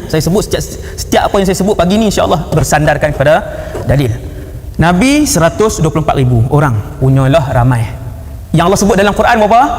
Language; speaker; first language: Malay; native; Malay